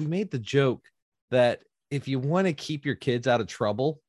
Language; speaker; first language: English; native; English